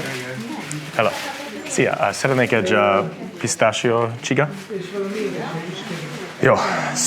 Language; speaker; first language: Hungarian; non-native, learner; English